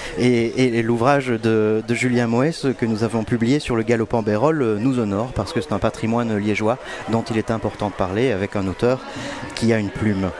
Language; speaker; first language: French; native; French